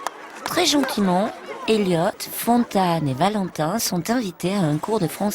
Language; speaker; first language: French; native; French